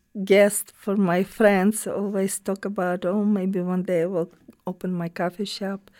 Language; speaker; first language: English; non-native, learner; Ukrainian